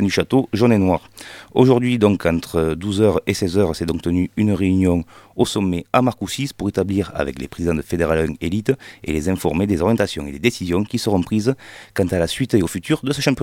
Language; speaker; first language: French; native; French